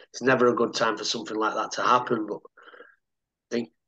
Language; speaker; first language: English; native; English